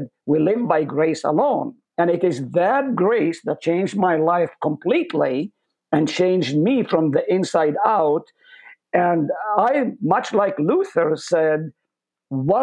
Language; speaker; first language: English; non-native, fluent; Hebrew